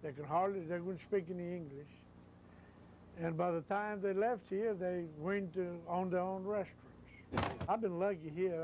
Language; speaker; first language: English; non-native, fluent; Greek